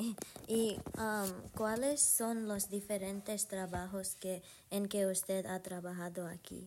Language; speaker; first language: Spanish; non-native, learner; English